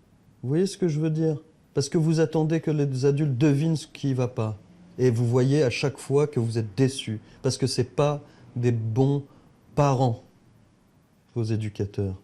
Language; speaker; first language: French; native; French